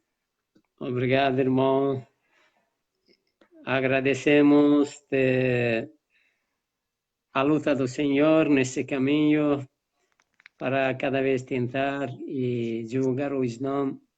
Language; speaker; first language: Portuguese; non-native, fluent; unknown